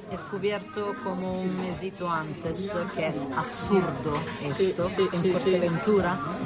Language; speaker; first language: Spanish; non-native, fluent; Italian